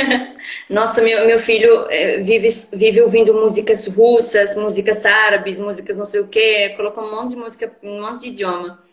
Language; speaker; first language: Portuguese; non-native, fluent; Arabic